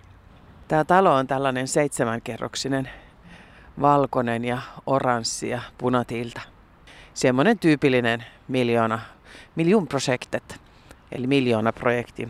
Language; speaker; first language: Finnish; early bilingual, heritage; Finnish